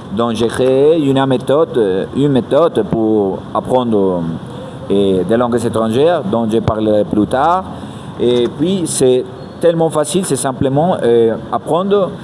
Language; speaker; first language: French; non-native, fluent; Spanish